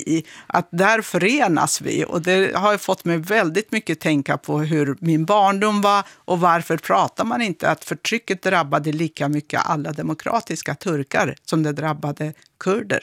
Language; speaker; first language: Swedish; early bilingual, other home language; Kurdish